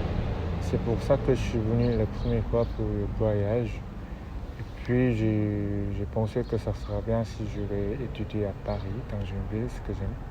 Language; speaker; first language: French; non-native, fluent; Korean